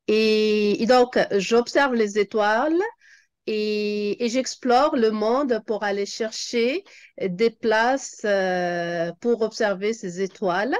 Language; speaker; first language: French; non-native, local second language; Arabic